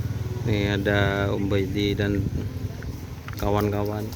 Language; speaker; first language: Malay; non-native, local second language; Madurese